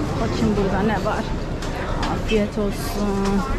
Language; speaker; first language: Turkish; non-native, learner; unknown